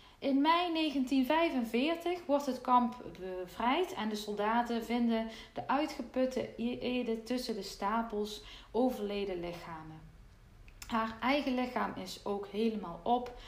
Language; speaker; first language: Dutch; native; Dutch